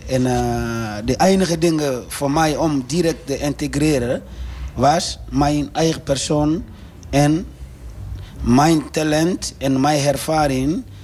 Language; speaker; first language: Dutch; non-native, learner; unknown